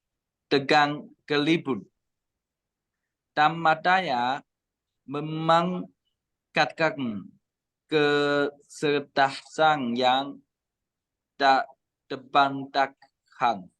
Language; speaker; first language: Indonesian; non-native, learner; Chinese